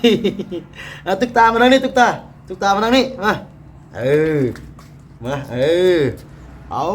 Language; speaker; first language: Thai; non-native, local second language; Lao